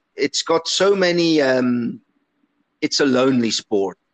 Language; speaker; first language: English; early bilingual, other home language; Italian